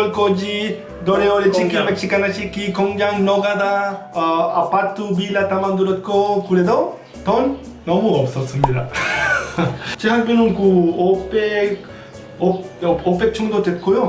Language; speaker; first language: Korean; non-native, fluent; Spanish